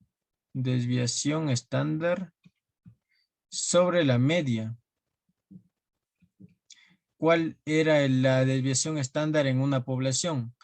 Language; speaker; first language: Spanish; native; Spanish